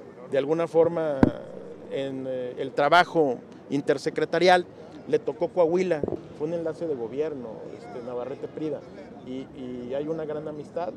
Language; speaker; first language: Spanish; native; Spanish